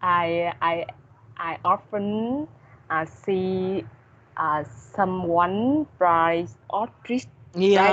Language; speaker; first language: English; non-native, learner; Vietnamese